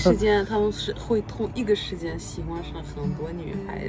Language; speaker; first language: Chinese; non-native, fluent; French